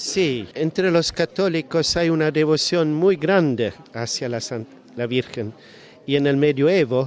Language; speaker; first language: Spanish; non-native, fluent; Swedish